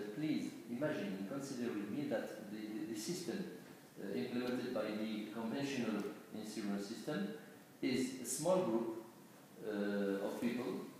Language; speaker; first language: English; non-native, fluent; Arabic